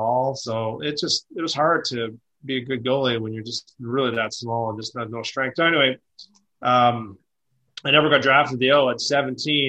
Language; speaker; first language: English; native; English